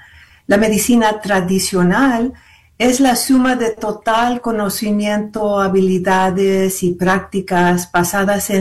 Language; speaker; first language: Spanish; early bilingual, heritage; Spanish